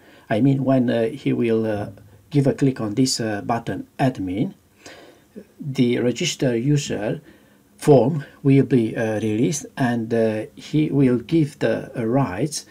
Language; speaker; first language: English; non-native, fluent; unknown